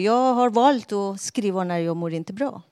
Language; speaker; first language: Swedish; non-native, fluent; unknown